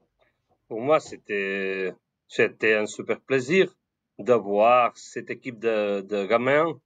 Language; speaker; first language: French; non-native, fluent; Spanish